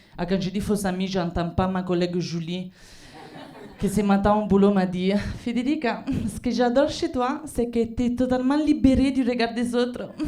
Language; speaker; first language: French; non-native, fluent; Italian